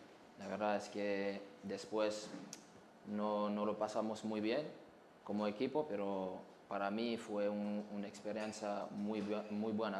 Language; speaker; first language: Spanish; non-native, fluent; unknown